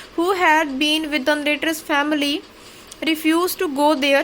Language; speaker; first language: English; non-native, local second language; Punjabi